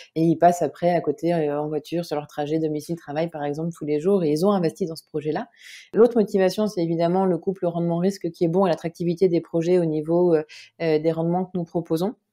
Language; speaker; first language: French; native; French